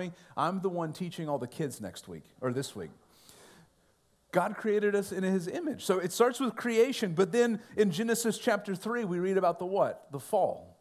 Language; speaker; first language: English; native; English